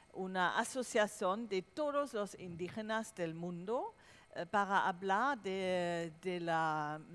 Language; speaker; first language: Spanish; non-native, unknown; German